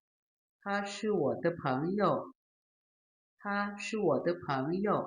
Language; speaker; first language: Chinese; non-native, learner; Lao